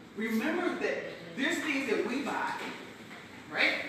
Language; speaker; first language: English; native; English